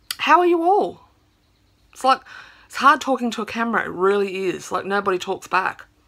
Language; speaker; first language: English; native; English